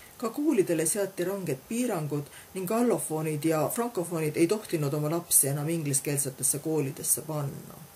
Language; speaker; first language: Estonian; native; Estonian